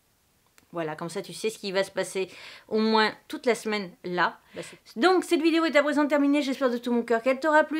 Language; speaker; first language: French; native; French